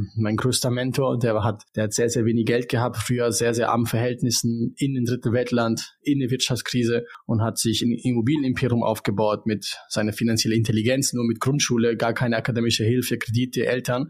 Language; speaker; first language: German; early bilingual, other home language; Spanish